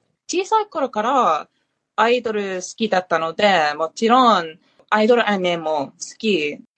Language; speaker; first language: Japanese; non-native, learner; English